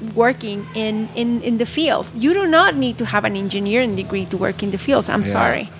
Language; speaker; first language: English; non-native, fluent; Spanish